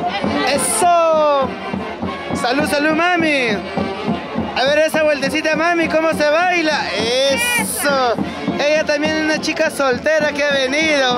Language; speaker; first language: Spanish; native; Spanish